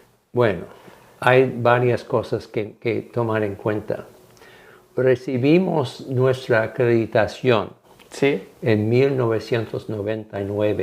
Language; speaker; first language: Spanish; non-native, fluent; English